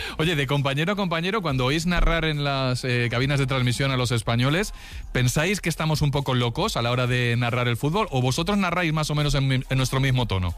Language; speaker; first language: Spanish; native; Spanish